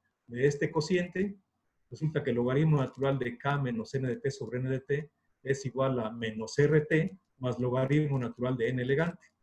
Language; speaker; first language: Spanish; native; Spanish